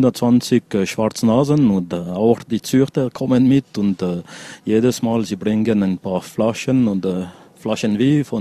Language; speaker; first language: German; non-native, local second language; French